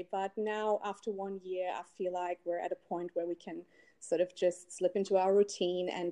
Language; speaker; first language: English; non-native, fluent; German